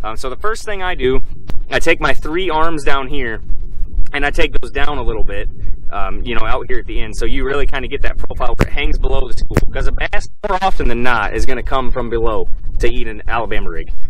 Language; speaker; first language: English; native; English